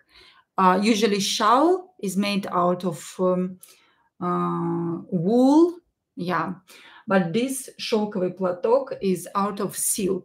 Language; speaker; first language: English; non-native, fluent; Russian